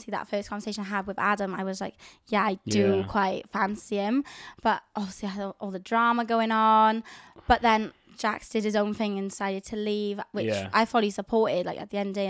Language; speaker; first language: English; native; English